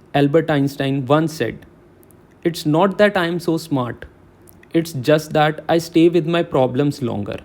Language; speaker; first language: English; non-native, local second language; Punjabi